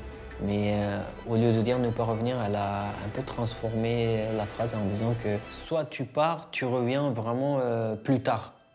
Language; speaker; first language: French; non-native, fluent; Uyghur